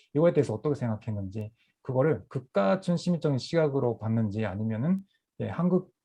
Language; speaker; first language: Korean; non-native, fluent; Japanese